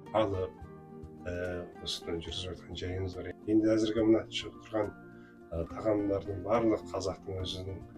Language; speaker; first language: Kazakh; native; Kazakh